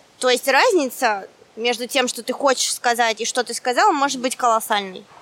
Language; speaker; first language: Russian; native; Russian